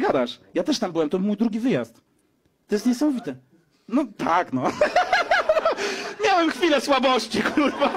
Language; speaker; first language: Polish; native; Polish